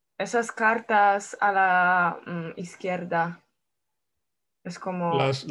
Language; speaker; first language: Spanish; non-native, learner; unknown